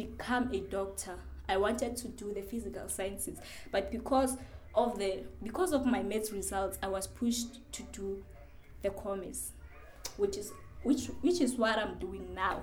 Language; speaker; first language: English; non-native, local second language; Northern Sotho